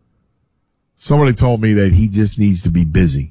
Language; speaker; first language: English; native; English